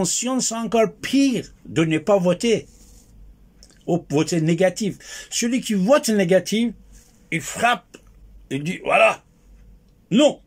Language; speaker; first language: French; non-native, fluent; Persian